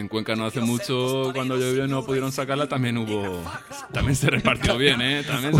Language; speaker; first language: Spanish; native; Spanish